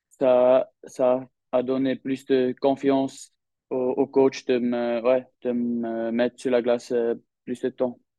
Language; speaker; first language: French; non-native, local second language; German